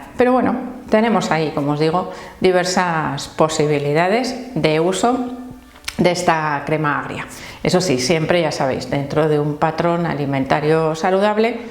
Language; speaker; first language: Spanish; native; Spanish